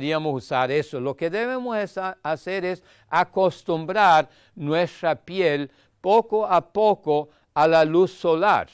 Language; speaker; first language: Spanish; non-native, fluent; German